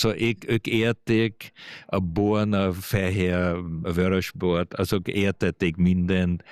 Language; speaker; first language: Hungarian; early bilingual, heritage; German